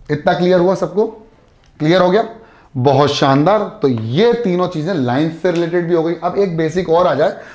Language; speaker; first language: Hindi; native; Hindi